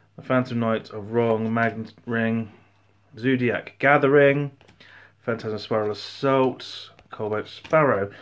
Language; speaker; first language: English; native; English